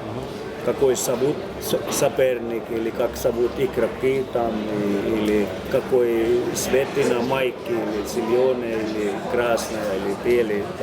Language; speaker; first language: Russian; non-native, learner; Finnish